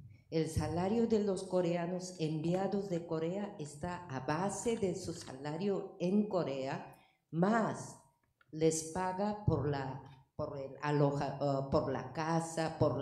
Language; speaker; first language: Spanish; non-native, fluent; Korean